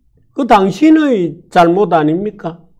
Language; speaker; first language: Korean; native; Korean